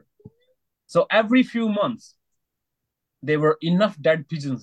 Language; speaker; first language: English; non-native, local second language; Hindi